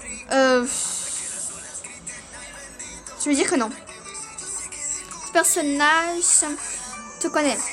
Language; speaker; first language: French; early bilingual, other home language; Portuguese